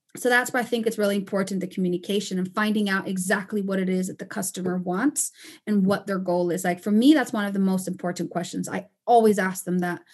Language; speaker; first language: English; non-native, fluent; Spanish